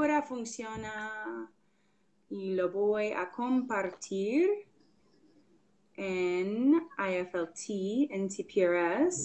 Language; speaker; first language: Spanish; non-native, fluent; English